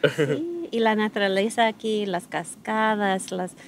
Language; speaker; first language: Spanish; non-native, fluent; English